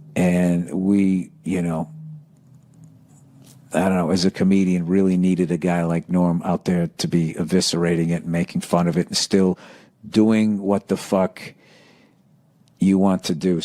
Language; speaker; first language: English; native; English